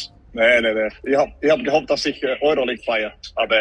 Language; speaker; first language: German; non-native, fluent; Finnish